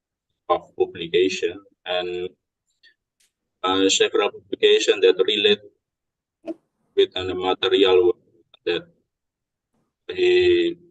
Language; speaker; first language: English; non-native, learner; Indonesian